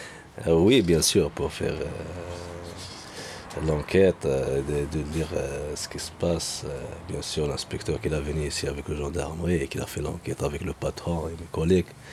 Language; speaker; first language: French; non-native, learner; Arabic